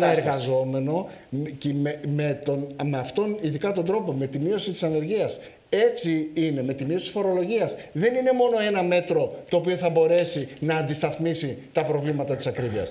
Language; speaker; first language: Greek; native; Greek